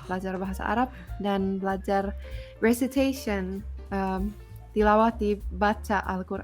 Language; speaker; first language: Indonesian; non-native, fluent; Finnish